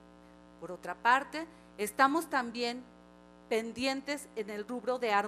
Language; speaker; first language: Spanish; native; Spanish